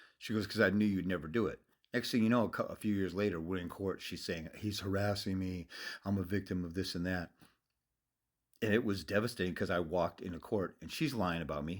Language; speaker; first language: English; native; English